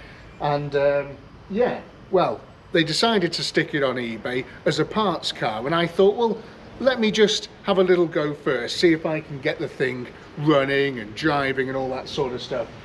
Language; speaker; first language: English; native; English